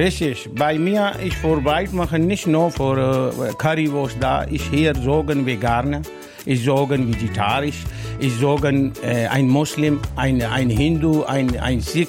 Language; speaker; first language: German; non-native, learner; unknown